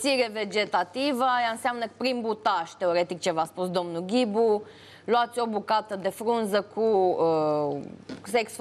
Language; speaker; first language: Romanian; native; Romanian